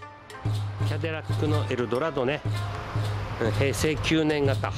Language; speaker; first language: Japanese; native; Japanese